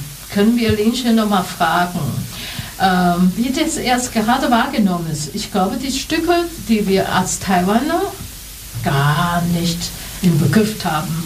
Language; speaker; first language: German; non-native, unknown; Chinese